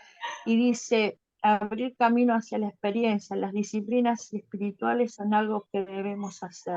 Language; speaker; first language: Spanish; native; Spanish